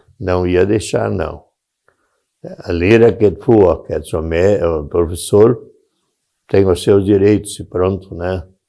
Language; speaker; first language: Portuguese; non-native, local second language; German